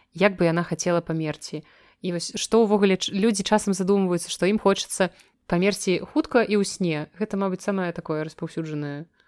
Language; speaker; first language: Belarusian; non-native, local second language; Russian